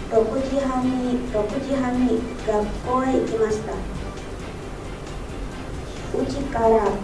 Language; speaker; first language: Japanese; non-native, learner; Indonesian